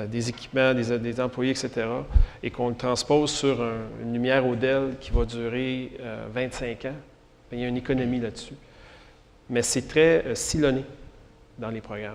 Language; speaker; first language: French; native; French